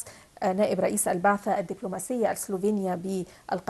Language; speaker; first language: Arabic; native; Arabic